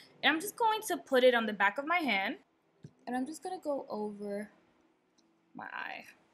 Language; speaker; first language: English; early bilingual, other home language; Spanish